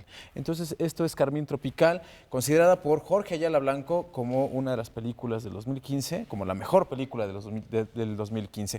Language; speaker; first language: Spanish; native; Spanish